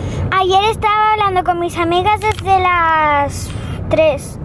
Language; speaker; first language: Spanish; early bilingual, other home language; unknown